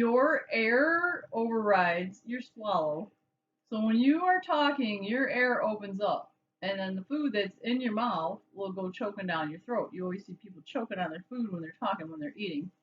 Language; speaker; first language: English; native; English